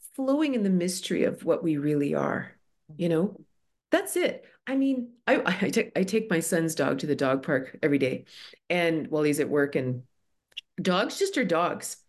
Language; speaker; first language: English; native; English